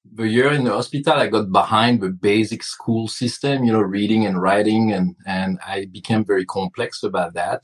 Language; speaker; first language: English; non-native, fluent; French